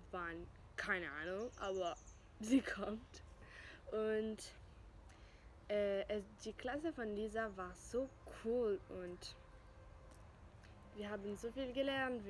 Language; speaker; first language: German; non-native, fluent; French